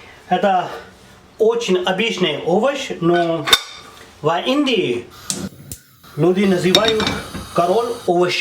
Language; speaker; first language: Russian; non-native, fluent; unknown